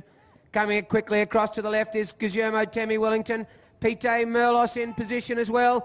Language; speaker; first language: English; native; English